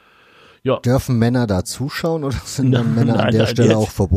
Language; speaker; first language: German; native; German